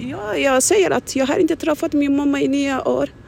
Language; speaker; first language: Swedish; non-native, learner; Arabic